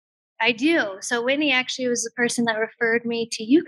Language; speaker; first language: English; native; English